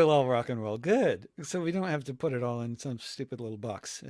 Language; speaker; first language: English; native; English